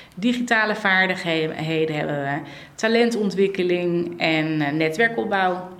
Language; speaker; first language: Dutch; native; Dutch